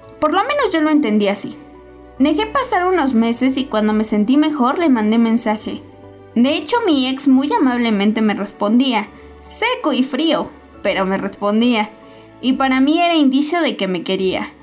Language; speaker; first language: Spanish; native; Spanish